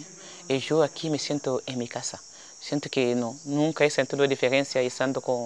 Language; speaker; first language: Spanish; non-native, fluent; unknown